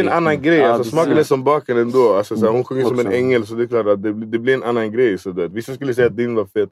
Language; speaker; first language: Swedish; native; Swedish